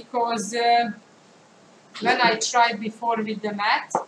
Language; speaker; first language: English; non-native, fluent; Hungarian